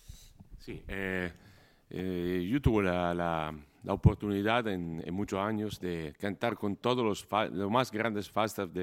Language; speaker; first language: Spanish; non-native, fluent; Italian